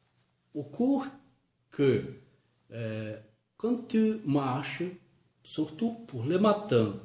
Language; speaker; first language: French; non-native, learner; Portuguese